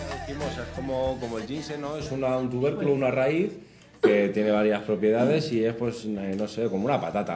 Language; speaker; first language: Spanish; native; Spanish